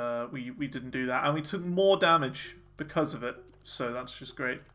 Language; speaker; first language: English; native; English